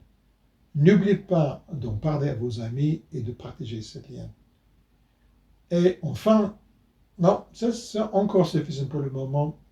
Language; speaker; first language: French; non-native, fluent; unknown